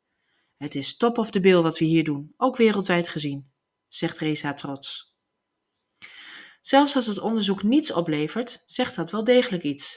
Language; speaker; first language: Dutch; native; Dutch